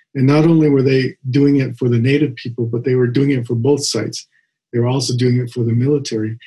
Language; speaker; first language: English; native; English